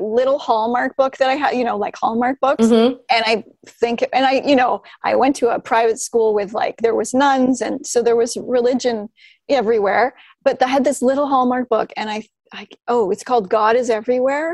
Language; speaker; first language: English; native; English